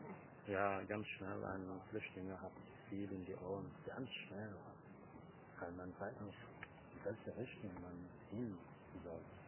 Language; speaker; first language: German; non-native, learner; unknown